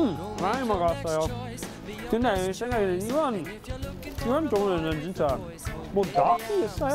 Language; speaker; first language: Korean; non-native, fluent; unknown